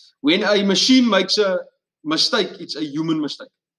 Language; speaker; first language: English; non-native, local second language; Afrikaans